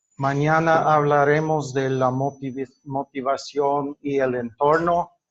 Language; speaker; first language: Spanish; non-native, fluent; English